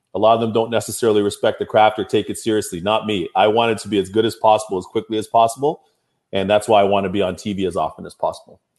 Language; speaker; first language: English; native; English